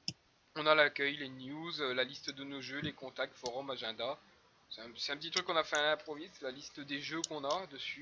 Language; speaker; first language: French; native; French